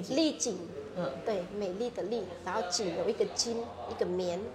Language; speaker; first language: Chinese; non-native, fluent; Vietnamese